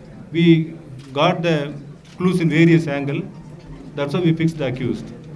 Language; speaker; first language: English; non-native, local second language; Tamil